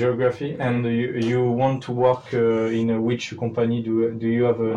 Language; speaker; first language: English; non-native, learner; French